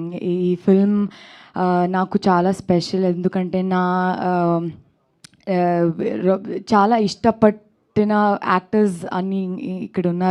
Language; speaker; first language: Telugu; non-native, learner; Kannada